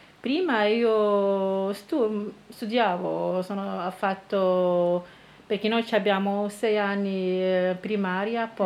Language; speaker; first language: Italian; non-native, learner; Arabic